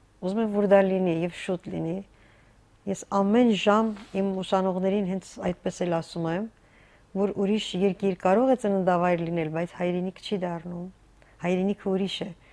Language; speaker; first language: Armenian; native; Armenian